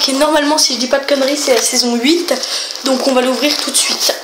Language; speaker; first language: French; native; French